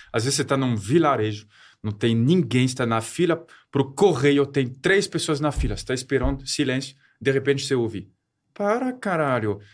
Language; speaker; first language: Portuguese; non-native, fluent; French